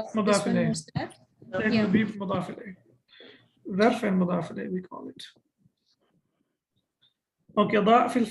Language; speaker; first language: Arabic; non-native, fluent; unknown